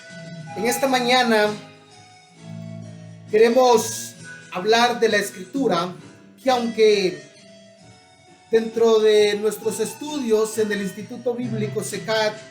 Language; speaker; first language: Spanish; native; Spanish